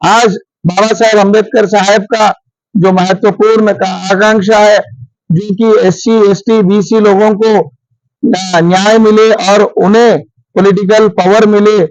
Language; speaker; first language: Hindi; non-native, local second language; Telugu